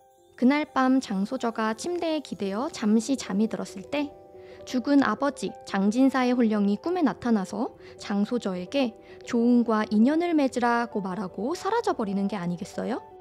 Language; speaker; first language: Korean; native; Korean